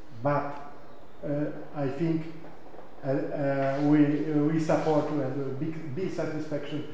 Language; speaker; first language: English; non-native, learner; Polish